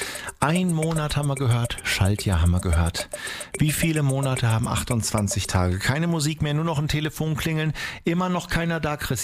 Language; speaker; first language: German; native; German